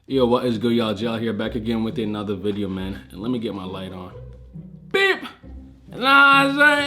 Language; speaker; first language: English; native; English